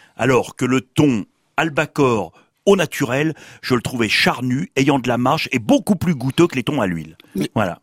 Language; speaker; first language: French; native; French